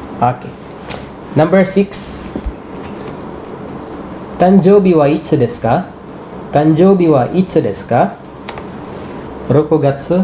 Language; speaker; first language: Japanese; non-native, fluent; English